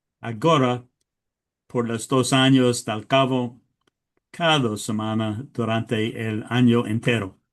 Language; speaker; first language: Spanish; early bilingual, heritage; English